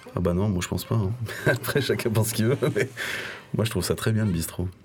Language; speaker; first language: French; native; French